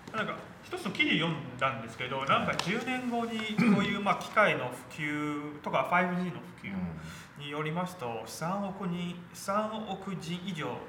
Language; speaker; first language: Japanese; non-native, fluent; Chinese